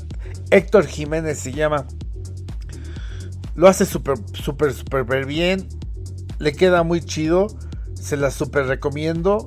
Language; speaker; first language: Spanish; native; Spanish